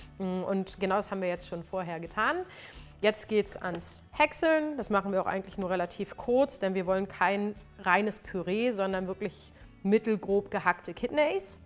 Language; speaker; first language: German; native; German